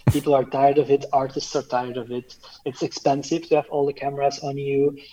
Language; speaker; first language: English; non-native, fluent; Dutch